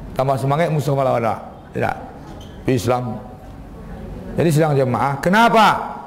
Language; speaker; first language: Malay; non-native, local second language; Minangkabau